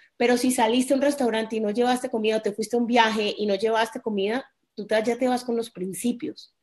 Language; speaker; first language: Spanish; native; Spanish